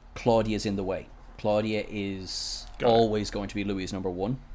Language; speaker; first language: English; native; English